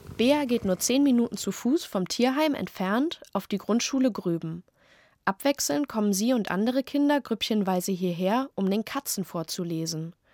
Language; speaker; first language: German; native; German